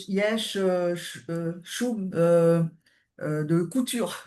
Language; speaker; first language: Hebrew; non-native, learner; French